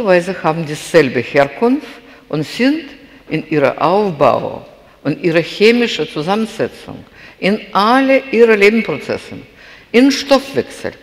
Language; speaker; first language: German; non-native, fluent; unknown